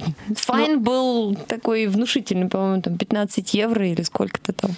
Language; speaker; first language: Russian; native; Russian